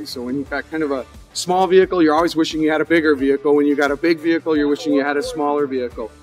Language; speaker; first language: English; native; English